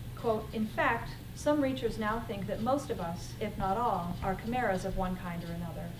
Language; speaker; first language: English; native; English